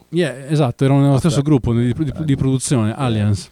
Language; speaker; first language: Italian; native; Italian